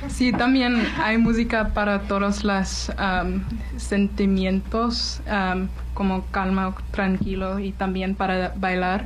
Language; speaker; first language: Spanish; non-native, learner; English